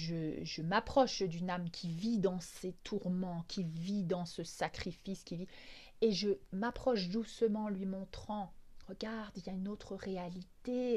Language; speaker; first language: French; native; French